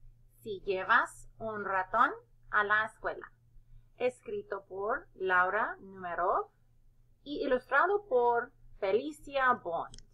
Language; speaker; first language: Spanish; non-native, fluent; English